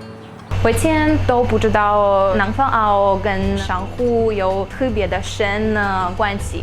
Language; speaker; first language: Chinese; non-native, fluent; Russian